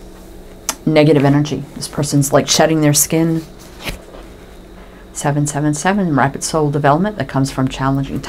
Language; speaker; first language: English; native; English